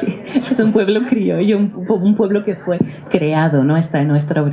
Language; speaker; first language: Spanish; non-native, fluent; Portuguese